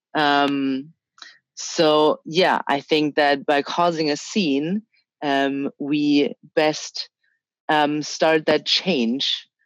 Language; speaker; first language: English; early bilingual, other home language; Chinese